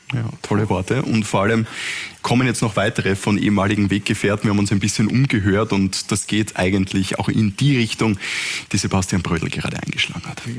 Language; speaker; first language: German; native; German